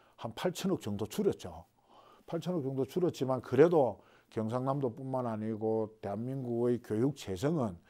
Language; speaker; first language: Korean; native; Korean